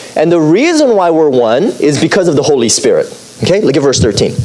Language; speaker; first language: English; native; English